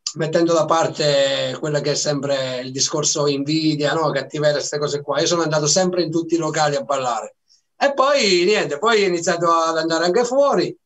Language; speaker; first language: Italian; native; Italian